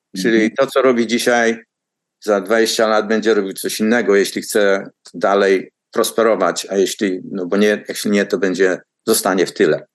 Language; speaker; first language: Polish; native; Polish